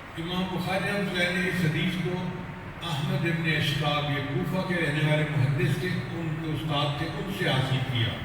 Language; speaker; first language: Urdu; non-native, local second language; Punjabi